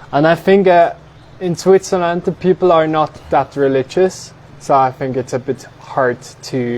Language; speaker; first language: English; non-native, fluent; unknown